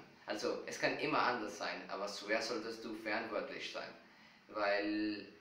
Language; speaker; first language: German; non-native, fluent; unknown